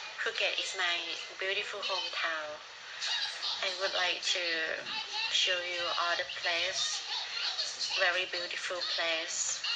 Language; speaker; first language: English; non-native, learner; Thai